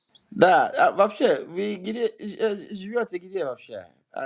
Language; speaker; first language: Russian; non-native, fluent; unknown